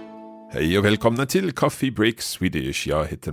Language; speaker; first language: Swedish; non-native, learner; English